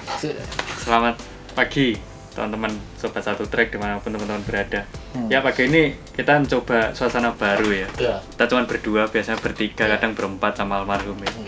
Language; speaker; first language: Indonesian; native; Indonesian